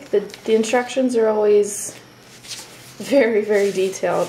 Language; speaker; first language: English; native; English